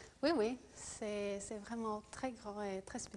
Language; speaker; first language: French; non-native, fluent; Norwegian